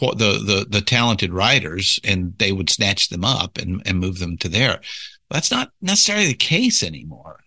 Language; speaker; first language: English; native; English